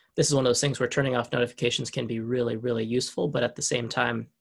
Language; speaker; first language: English; native; English